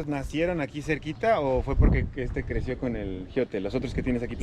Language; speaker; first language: Spanish; native; Spanish